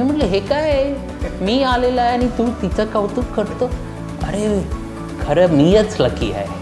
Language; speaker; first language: Marathi; early bilingual, heritage; Marathi